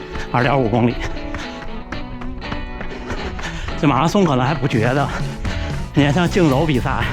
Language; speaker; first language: Chinese; native; Chinese